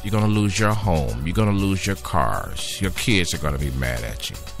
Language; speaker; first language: English; native; English